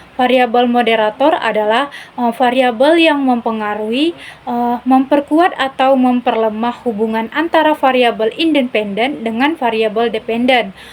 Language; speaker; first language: Indonesian; native; Indonesian